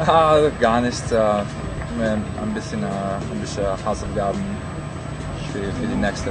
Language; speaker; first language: German; non-native, learner; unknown